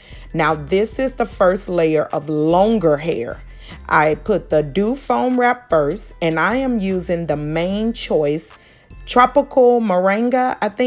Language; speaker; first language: English; native; English